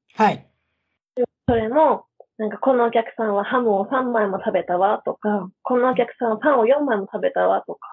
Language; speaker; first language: Japanese; native; Japanese